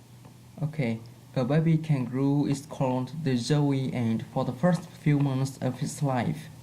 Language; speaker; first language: English; non-native, fluent; Vietnamese